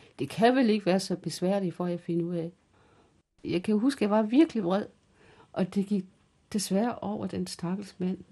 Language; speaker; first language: Danish; early bilingual, other home language; Kalaallisut